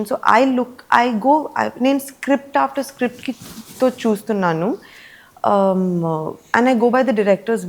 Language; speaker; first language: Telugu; early bilingual, heritage; Telugu